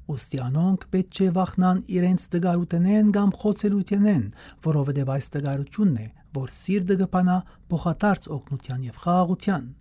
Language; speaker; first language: Armenian; native; Armenian